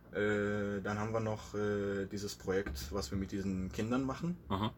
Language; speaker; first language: German; native; German